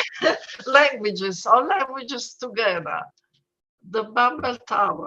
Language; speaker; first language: English; non-native, fluent; Italian